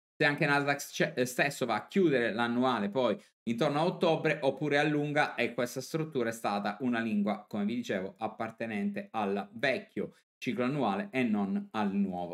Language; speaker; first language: Italian; native; Italian